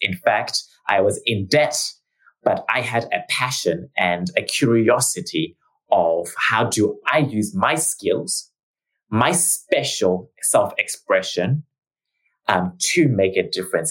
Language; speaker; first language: English; non-native, local second language; Shona